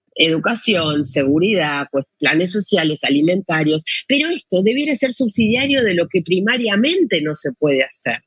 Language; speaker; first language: Spanish; native; Spanish